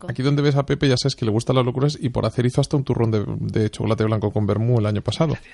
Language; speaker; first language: Spanish; native; Spanish